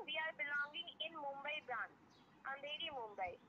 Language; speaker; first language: Hindi; native; Hindi